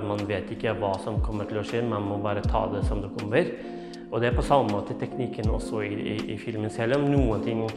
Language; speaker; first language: Norwegian; non-native, fluent; Kurdish